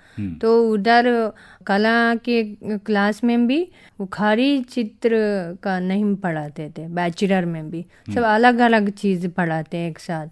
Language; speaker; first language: Hindi; non-native, fluent; Japanese